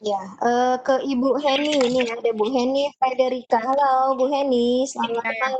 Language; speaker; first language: Indonesian; native; Indonesian